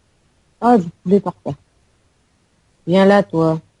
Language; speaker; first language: French; native; French